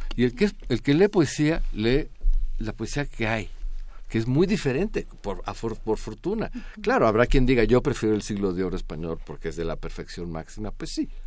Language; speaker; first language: Spanish; native; Spanish